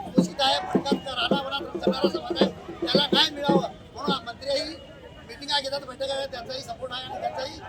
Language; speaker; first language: Marathi; non-native, local second language; Lambadi